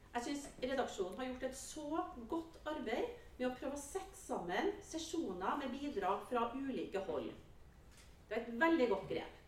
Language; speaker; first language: Norwegian; native; Norwegian